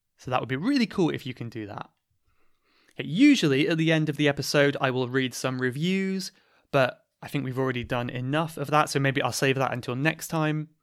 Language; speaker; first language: English; native; English